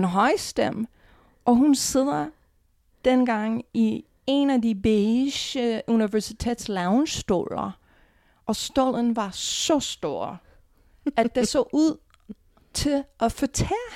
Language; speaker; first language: Danish; non-native, fluent; English